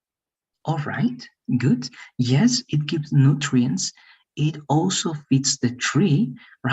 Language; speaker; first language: English; non-native, fluent; Spanish